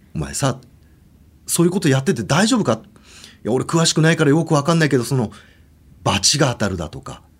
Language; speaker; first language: Japanese; native; Japanese